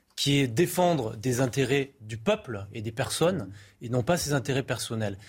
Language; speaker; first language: French; native; French